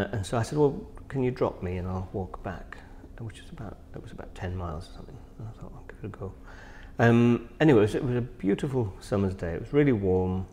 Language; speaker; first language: English; native; English